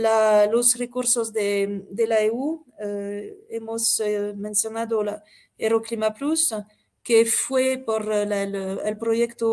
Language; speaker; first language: Spanish; non-native, fluent; French